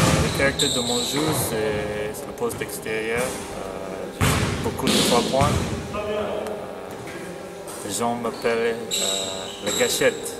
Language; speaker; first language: French; non-native, fluent; English